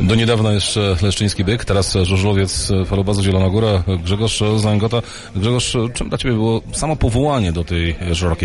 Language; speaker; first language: Polish; native; Polish